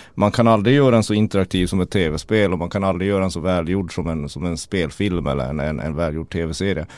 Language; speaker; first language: Swedish; native; Swedish